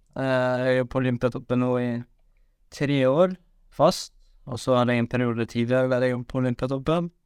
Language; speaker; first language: Norwegian; native; Norwegian